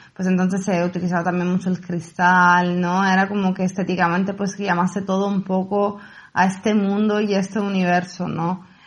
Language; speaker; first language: Spanish; non-native, fluent; Italian